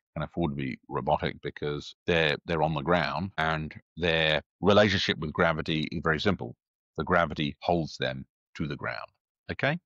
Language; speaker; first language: English; native; English